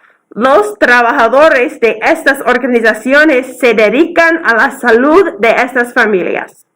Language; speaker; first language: Spanish; non-native, fluent; English